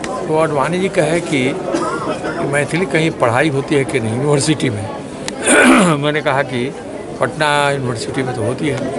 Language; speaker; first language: Hindi; non-native, local second language; Maithili